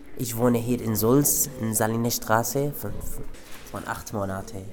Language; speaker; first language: German; non-native, learner; Arabic